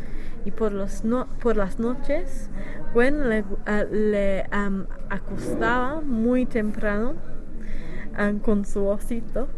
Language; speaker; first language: Spanish; non-native, learner; English